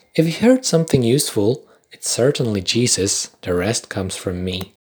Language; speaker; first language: English; non-native, fluent; Polish